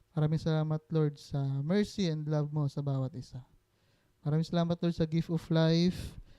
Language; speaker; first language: Filipino; non-native, local second language; Cebuano